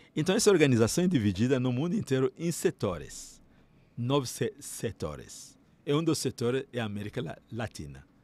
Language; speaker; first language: Portuguese; non-native, fluent; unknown